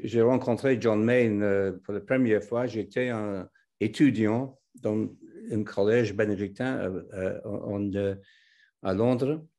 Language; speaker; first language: French; non-native, fluent; English